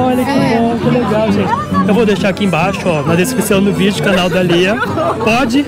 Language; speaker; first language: Portuguese; native; Portuguese